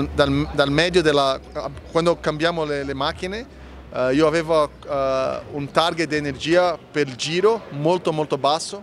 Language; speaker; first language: Italian; non-native, learner; Portuguese